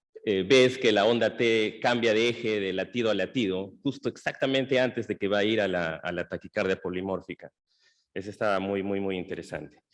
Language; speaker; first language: Spanish; native; Spanish